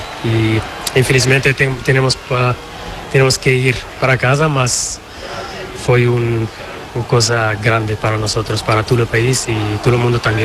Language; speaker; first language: Spanish; non-native, learner; Portuguese